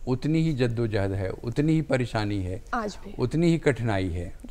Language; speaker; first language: Hindi; native; Hindi